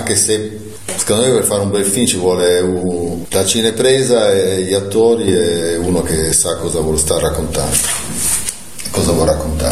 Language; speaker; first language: Italian; native; Italian